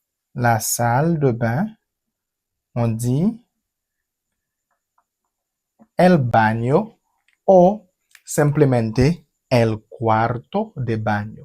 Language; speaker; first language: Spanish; non-native, fluent; French